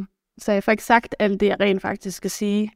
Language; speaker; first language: Danish; native; Danish